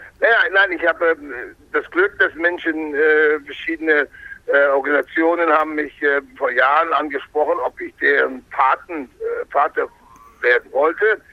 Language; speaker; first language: German; non-native, fluent; English